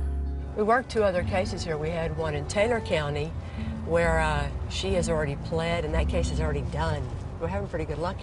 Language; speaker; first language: English; native; English